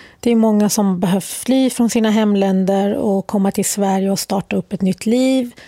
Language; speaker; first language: Swedish; early bilingual, other home language; Arabic